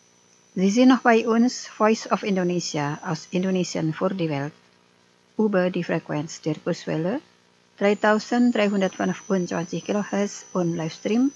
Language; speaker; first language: German; non-native, fluent; Indonesian